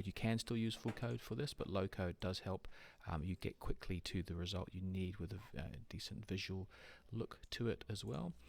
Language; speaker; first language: English; native; English